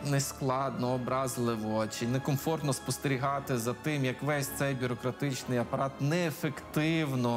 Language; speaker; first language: Ukrainian; native; Ukrainian